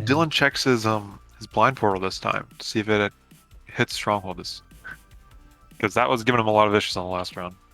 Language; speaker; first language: English; native; English